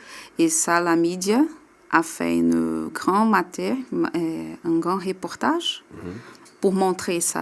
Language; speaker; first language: French; non-native, learner; Portuguese